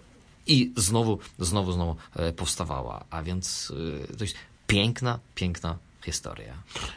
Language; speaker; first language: Polish; non-native, fluent; Russian